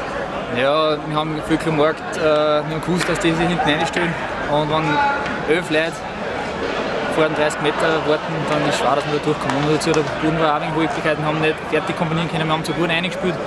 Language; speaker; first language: German; native; German